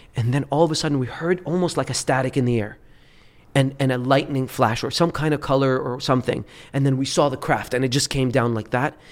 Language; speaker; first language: English; early bilingual, other home language; Arabic